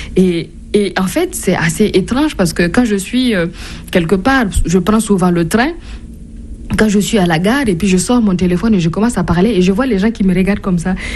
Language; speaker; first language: French; non-native, local second language; Mossi